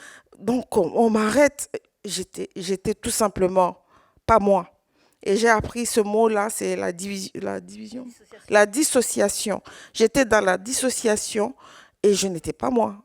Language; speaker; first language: French; non-native, local second language; Swahili